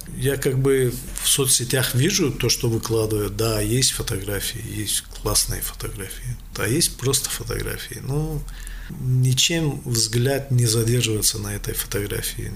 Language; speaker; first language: Russian; non-native, local second language; Tajik